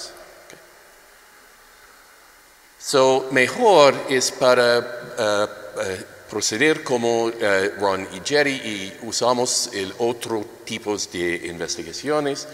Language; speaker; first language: Spanish; non-native, learner; English